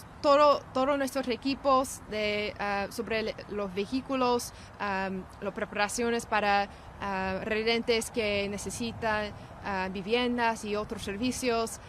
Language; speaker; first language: Spanish; non-native, learner; English